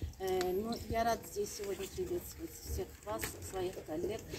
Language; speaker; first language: Russian; non-native, fluent; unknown